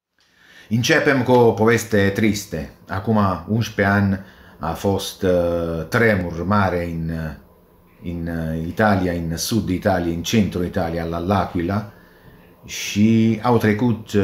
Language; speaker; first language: Romanian; non-native, learner; Italian